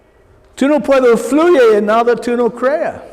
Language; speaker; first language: Spanish; non-native, learner; English